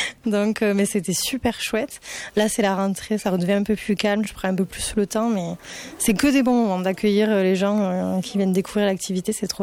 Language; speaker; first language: French; native; French